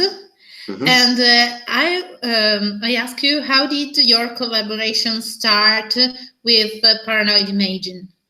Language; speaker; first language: English; non-native, learner; Italian